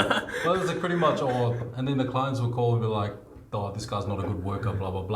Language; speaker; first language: English; native; English